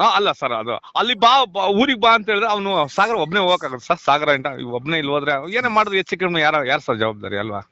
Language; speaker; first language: Kannada; non-native, local second language; Marathi